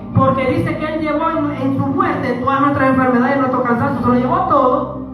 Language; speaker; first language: Spanish; native; Spanish